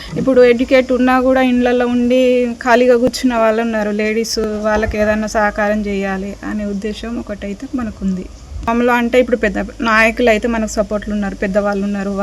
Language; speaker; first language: Telugu; non-native, local second language; Lambadi